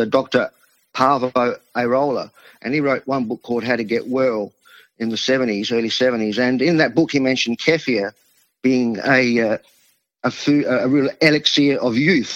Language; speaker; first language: English; non-native, local second language; Italian